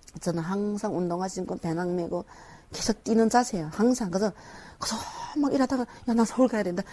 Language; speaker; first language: Korean; native; Korean